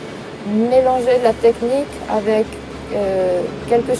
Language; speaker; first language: French; non-native, fluent; Spanish